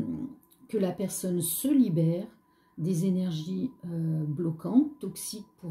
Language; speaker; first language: French; native; French